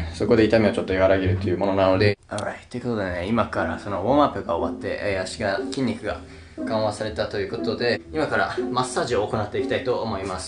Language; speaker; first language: Japanese; native; Japanese